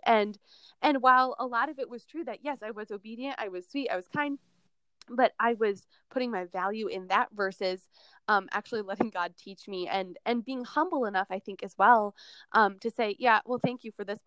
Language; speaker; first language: English; native; English